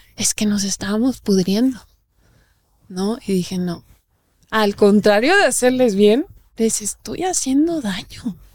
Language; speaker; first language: Spanish; native; Spanish